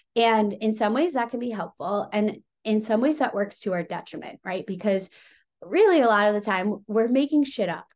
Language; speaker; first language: English; native; English